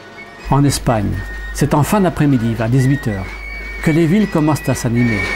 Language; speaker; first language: French; native; French